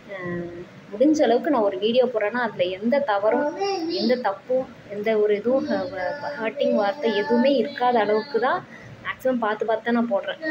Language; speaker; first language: Tamil; native; Tamil